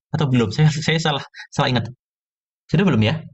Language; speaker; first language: Indonesian; native; Indonesian